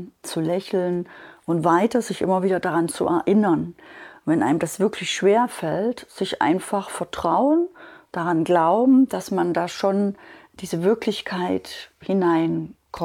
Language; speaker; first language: German; native; German